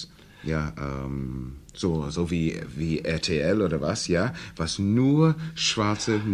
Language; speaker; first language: German; non-native, learner; English